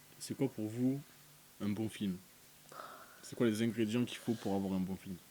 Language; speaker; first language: French; native; French